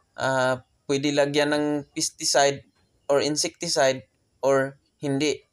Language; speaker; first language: Filipino; non-native, local second language; Cebuano